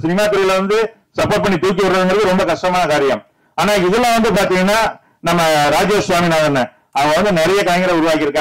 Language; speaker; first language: Tamil; native; Tamil